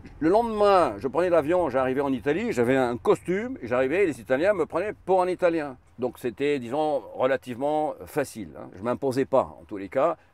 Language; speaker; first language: French; non-native, fluent; Arabic